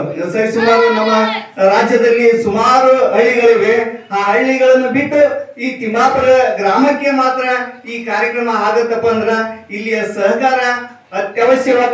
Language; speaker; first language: Kannada; native; Kannada